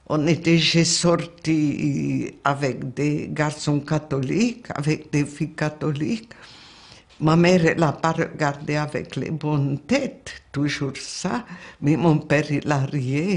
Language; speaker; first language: French; non-native, fluent; Hungarian